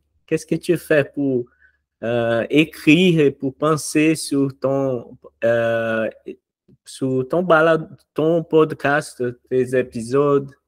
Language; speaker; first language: French; non-native, learner; Portuguese